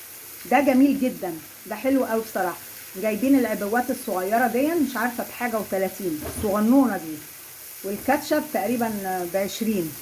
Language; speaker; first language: Arabic; native; Arabic